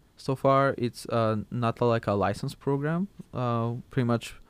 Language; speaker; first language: English; non-native, fluent; Macedonian